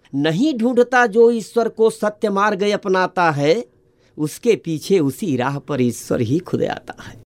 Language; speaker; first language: Hindi; native; Hindi